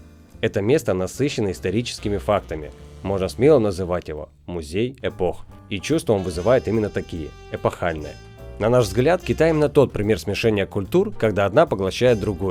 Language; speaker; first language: Russian; native; Russian